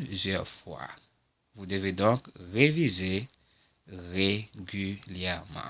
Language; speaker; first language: French; non-native, local second language; Haitian Creole